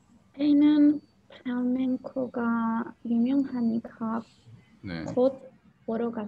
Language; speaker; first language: Korean; non-native, learner; Spanish